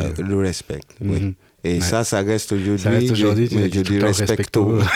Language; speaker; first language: French; non-native, learner; Yoruba